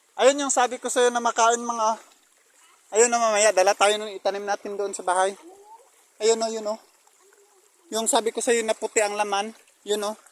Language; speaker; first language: Filipino; non-native, local second language; Cebuano